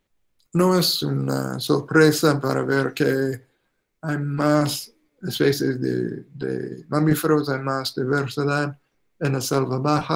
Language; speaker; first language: Spanish; non-native, fluent; English